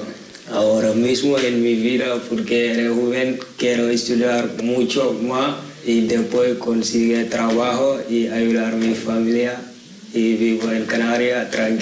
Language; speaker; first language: Spanish; non-native, learner; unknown